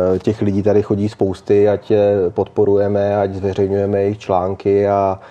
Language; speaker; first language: Czech; native; Czech